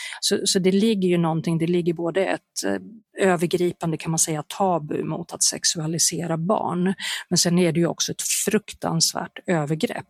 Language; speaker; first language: Swedish; native; Swedish